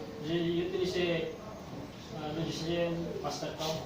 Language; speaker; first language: French; non-native, learner; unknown